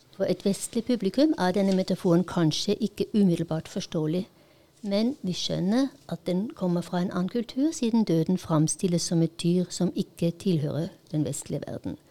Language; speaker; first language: Norwegian; non-native, fluent; Polish